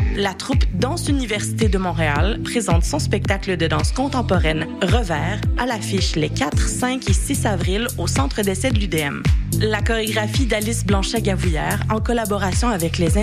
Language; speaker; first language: French; native; French